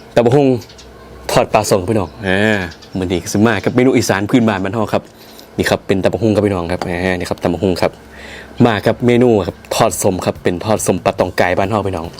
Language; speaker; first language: Thai; native; Thai